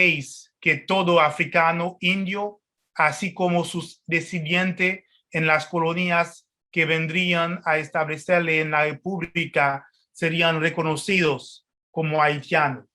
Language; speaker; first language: Spanish; non-native, fluent; French